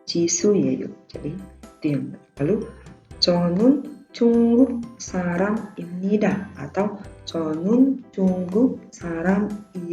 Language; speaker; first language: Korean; non-native, fluent; Indonesian